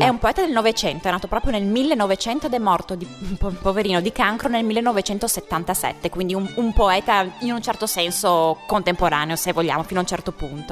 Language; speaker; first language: Italian; native; Italian